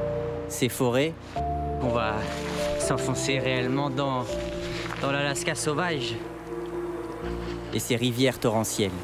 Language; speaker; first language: French; native; French